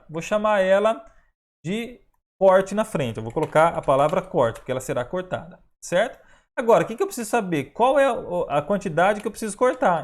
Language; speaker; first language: Portuguese; native; Portuguese